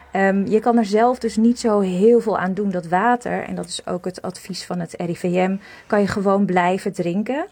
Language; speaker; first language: Dutch; native; Dutch